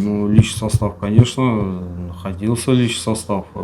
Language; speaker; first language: Russian; native; Russian